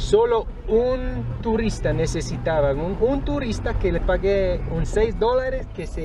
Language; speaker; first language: Spanish; non-native, learner; English